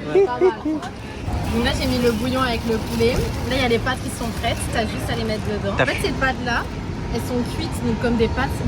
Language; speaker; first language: French; native; French